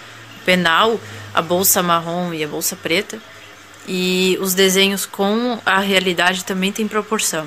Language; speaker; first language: Portuguese; native; Portuguese